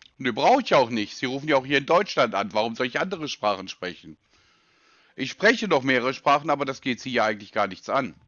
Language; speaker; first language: German; native; German